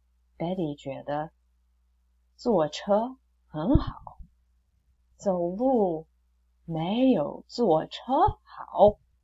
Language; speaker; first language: Chinese; non-native, fluent; English